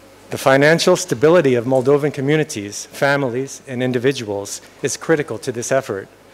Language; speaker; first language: English; native; English